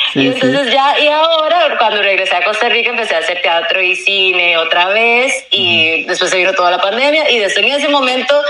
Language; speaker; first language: Spanish; early bilingual, heritage; Spanish